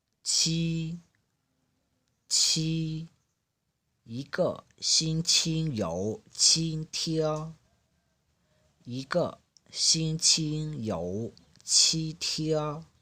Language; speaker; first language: Chinese; non-native, fluent; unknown